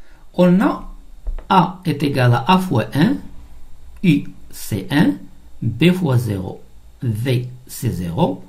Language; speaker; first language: French; non-native, local second language; Arabic